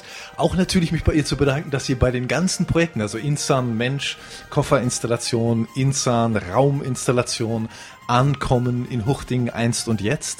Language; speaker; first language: German; native; German